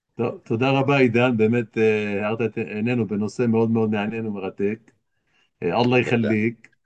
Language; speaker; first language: Hebrew; native; Hebrew